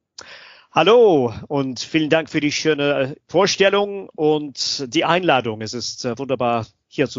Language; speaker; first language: German; non-native, fluent; English